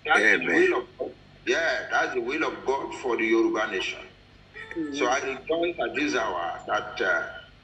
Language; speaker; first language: English; non-native, local second language; Yoruba